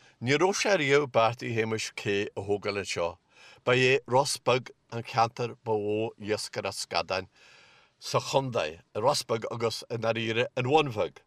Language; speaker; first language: Irish; native; Irish